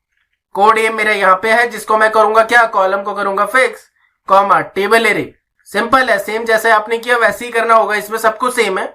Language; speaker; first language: Hindi; native; Hindi